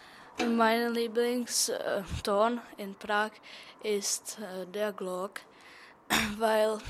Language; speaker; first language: German; non-native, learner; Czech